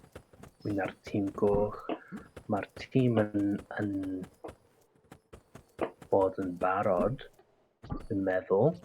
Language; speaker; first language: Welsh; non-native, learner; English